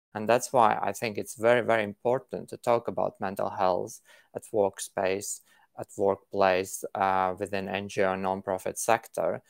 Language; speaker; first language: English; non-native, fluent; Latvian